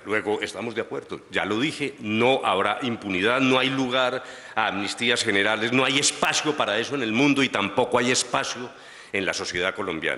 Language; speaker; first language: Spanish; native; Spanish